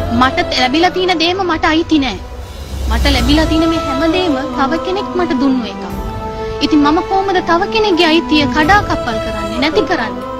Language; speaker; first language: Sinhala; non-native, local second language; Tamil